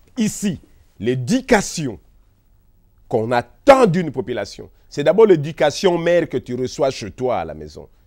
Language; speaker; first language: French; non-native, local second language; Kongo